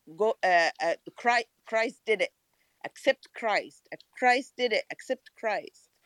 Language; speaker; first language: English; non-native, fluent; Arabic